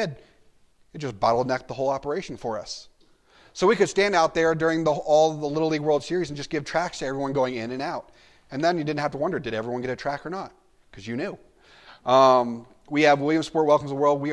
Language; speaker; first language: English; native; English